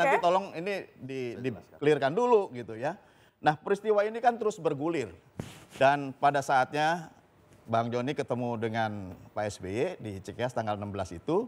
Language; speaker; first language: Indonesian; native; Indonesian